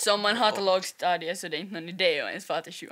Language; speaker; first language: Swedish; native; Swedish